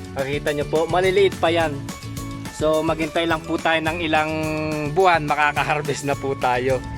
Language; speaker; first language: Filipino; non-native, local second language; Pampanga